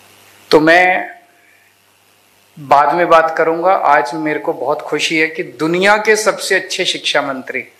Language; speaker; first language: Hindi; native; Hindi